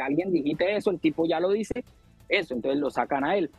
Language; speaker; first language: Spanish; native; Spanish